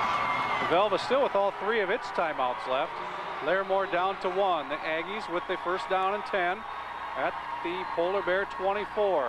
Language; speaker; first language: English; native; English